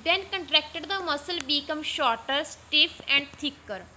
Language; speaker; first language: English; non-native, local second language; Punjabi